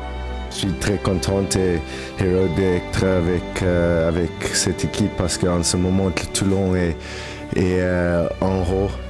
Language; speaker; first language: French; non-native, learner; English